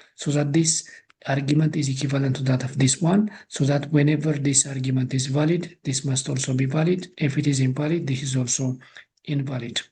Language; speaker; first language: English; non-native, local second language; Amharic